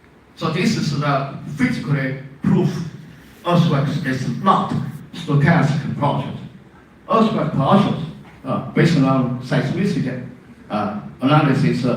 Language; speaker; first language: English; non-native, fluent; Chinese